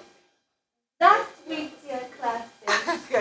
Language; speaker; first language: Russian; non-native, learner; English